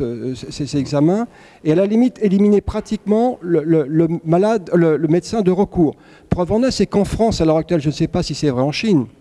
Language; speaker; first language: French; native; French